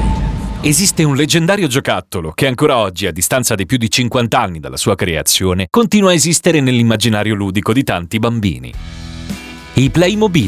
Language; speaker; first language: Italian; native; Italian